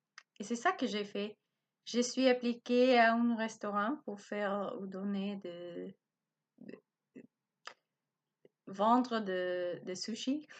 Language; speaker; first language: French; non-native, learner; Spanish